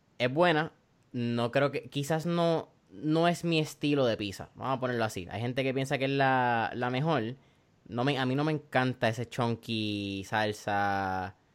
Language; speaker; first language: Spanish; native; Spanish